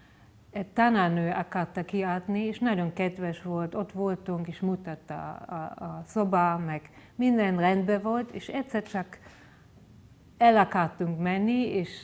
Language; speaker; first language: Hungarian; non-native, fluent; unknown